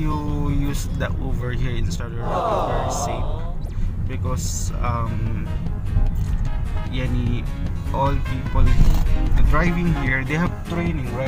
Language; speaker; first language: English; non-native, learner; Filipino